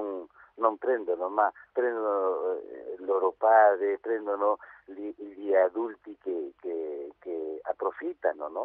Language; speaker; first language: Italian; non-native, fluent; Spanish